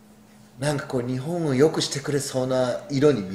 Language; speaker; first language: Japanese; native; Japanese